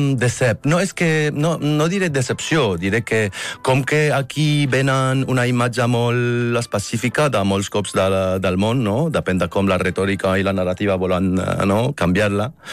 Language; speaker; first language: Catalan; non-native, fluent; Arabic